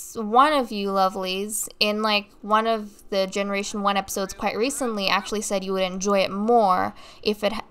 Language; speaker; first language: English; native; English